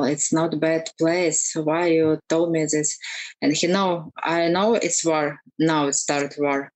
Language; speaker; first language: English; non-native, learner; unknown